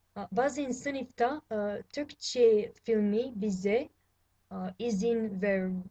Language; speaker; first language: Turkish; non-native, fluent; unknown